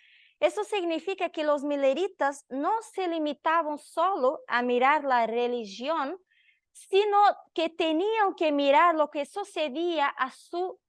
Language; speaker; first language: Spanish; non-native, learner; Portuguese